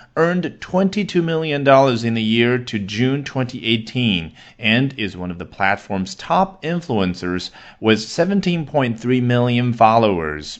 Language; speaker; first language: English; non-native, fluent; Chinese